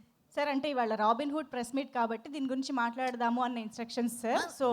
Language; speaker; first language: Telugu; native; Telugu